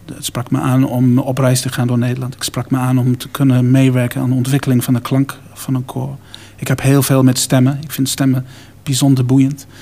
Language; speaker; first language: Dutch; non-native, fluent; English